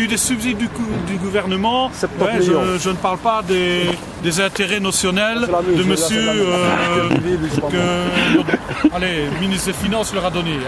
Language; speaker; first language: French; native; French